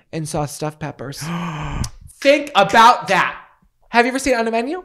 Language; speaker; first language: English; native; English